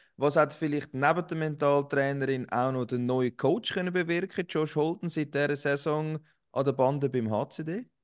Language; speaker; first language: German; native; German